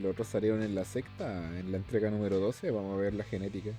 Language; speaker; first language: Spanish; native; Spanish